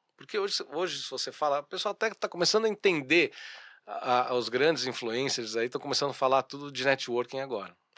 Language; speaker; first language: Portuguese; native; Portuguese